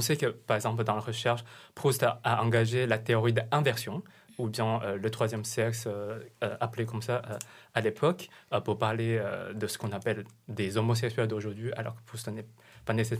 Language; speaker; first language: French; non-native, fluent; Chinese